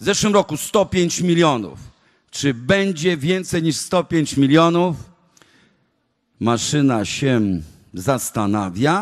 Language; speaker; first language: Polish; native; Polish